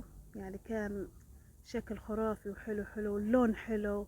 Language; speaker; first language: Arabic; native; Arabic